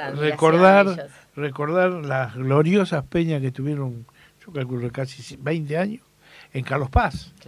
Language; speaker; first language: Spanish; native; Spanish